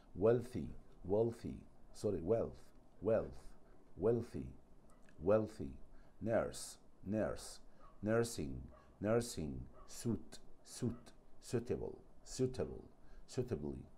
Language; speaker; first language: English; non-native, fluent; Arabic